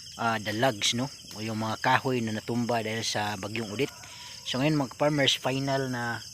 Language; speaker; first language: Filipino; non-native, local second language; Cebuano